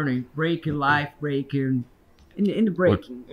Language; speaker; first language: English; non-native, learner; Portuguese